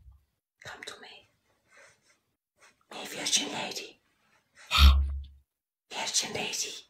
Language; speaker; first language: English; non-native, learner; Amharic